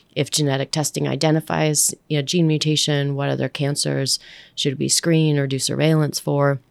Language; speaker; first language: English; early bilingual, other home language; Filipino